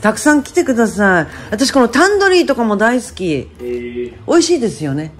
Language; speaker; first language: Japanese; native; Japanese